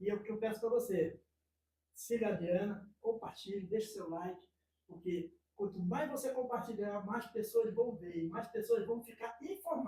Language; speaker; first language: Portuguese; native; Portuguese